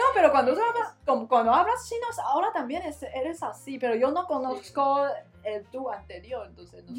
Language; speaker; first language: Spanish; non-native, learner; Chinese